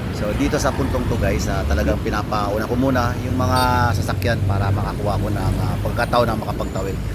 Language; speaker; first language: Filipino; native; Filipino